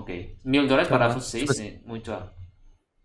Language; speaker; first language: Portuguese; non-native, fluent; Indonesian